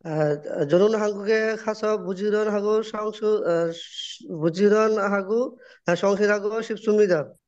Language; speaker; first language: Korean; non-native, learner; Bangla